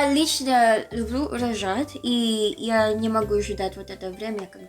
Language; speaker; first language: Russian; non-native, learner; Filipino